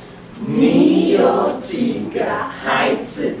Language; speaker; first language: Chinese; non-native, learner; English